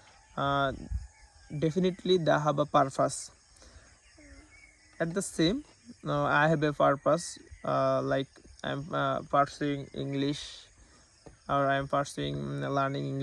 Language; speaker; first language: English; non-native, learner; Bangla